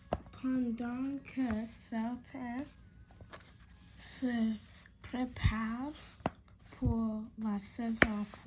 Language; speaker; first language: French; non-native, learner; English